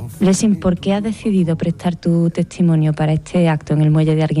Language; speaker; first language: Spanish; native; Spanish